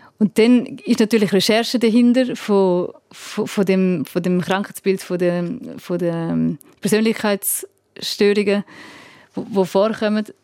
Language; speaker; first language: German; native; German